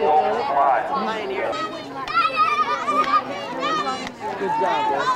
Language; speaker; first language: English; native; English